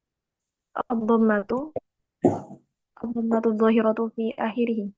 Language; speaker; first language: Arabic; non-native, learner; Indonesian